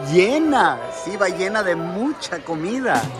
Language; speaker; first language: Spanish; early bilingual, other home language; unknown